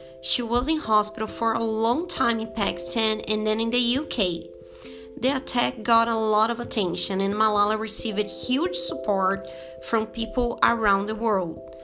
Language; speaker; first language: English; non-native, fluent; Portuguese